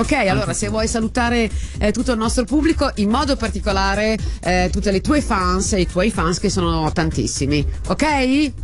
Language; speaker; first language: Italian; native; Italian